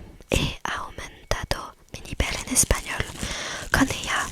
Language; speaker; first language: Spanish; non-native, learner; French